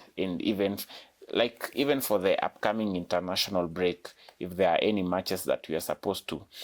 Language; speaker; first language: English; non-native, local second language; Swahili